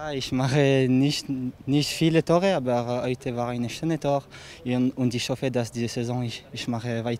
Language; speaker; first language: German; non-native, local second language; French